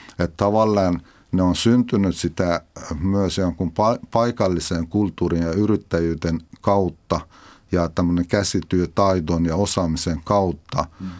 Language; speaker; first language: Finnish; non-native, fluent; Persian